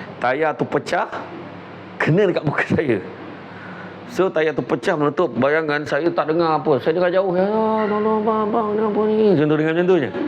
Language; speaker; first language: Malay; native; Malay